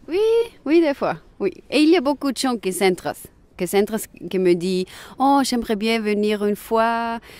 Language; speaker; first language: French; non-native, local second language; German